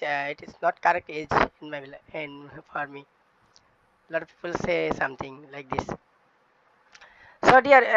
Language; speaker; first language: English; non-native, learner; Bangla